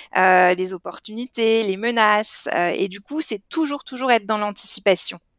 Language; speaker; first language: French; native; French